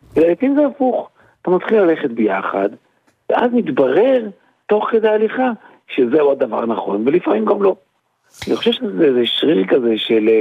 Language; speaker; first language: Hebrew; native; Hebrew